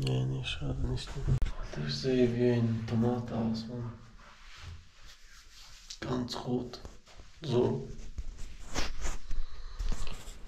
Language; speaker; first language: German; non-native, learner; Russian